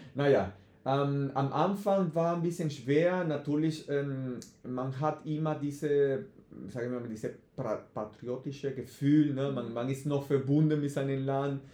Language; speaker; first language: German; non-native, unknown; Spanish